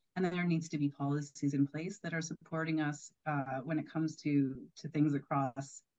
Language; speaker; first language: English; native; English